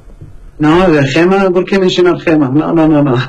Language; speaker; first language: Spanish; non-native, learner; Arabic